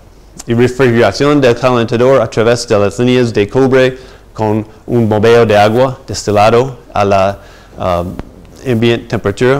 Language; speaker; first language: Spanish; non-native, fluent; English